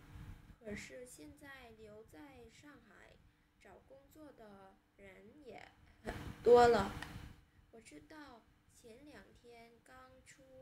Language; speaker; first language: Chinese; non-native, learner; Vietnamese